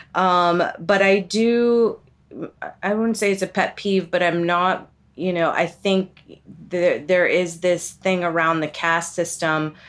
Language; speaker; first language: English; native; English